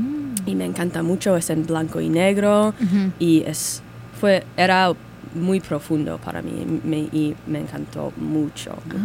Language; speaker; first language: Spanish; non-native, learner; English